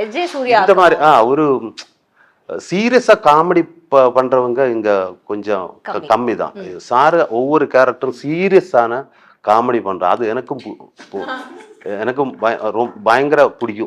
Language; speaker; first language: Tamil; non-native, learner; Malayalam